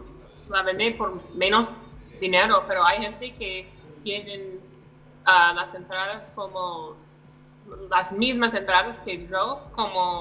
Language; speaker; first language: Spanish; non-native, learner; English